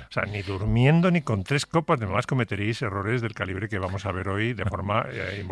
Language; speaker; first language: Spanish; native; Spanish